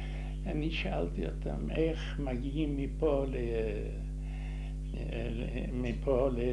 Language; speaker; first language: Hebrew; non-native, fluent; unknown